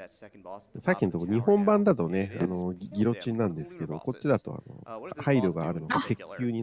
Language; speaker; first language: Japanese; native; Japanese